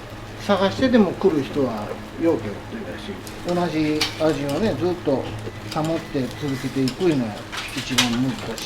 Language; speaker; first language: Japanese; native; Japanese